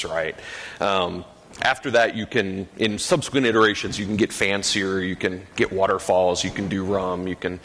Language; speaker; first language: English; native; English